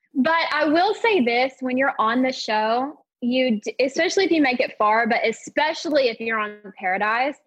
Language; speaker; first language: English; native; English